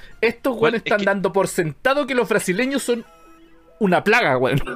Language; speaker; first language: Spanish; native; Spanish